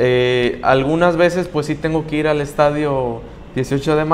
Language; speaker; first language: Spanish; native; Spanish